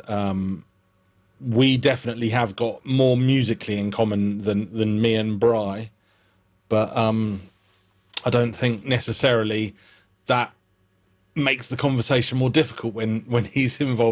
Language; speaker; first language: English; native; English